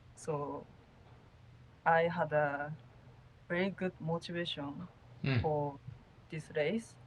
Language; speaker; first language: English; non-native, learner; Japanese